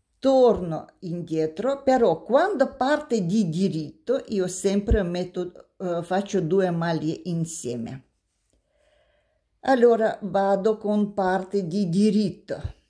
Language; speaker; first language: Italian; non-native, learner; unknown